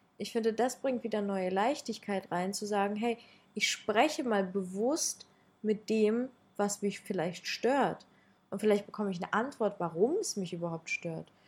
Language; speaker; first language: German; early bilingual, other home language; Russian